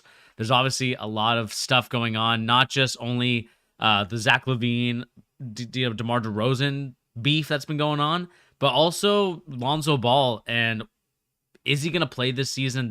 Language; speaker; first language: English; native; English